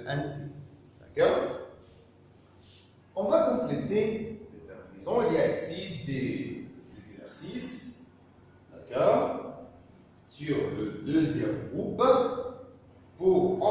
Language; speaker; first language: French; non-native, fluent; Arabic